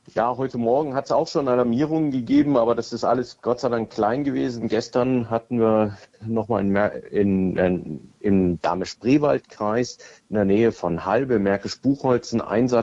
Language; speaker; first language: German; native; German